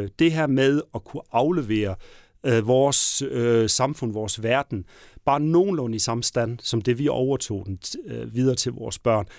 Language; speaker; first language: Danish; native; Danish